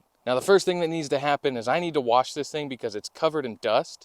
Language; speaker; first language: English; native; English